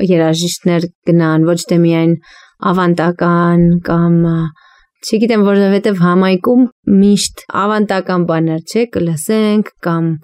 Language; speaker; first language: Armenian; early bilingual, heritage; Armenian